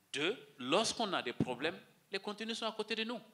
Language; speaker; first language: French; non-native, local second language; Mossi